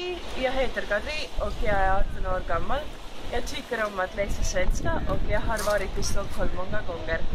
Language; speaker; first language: Swedish; non-native, learner; Estonian